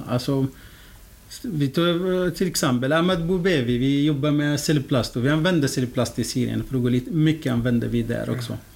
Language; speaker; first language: Swedish; non-native, fluent; Arabic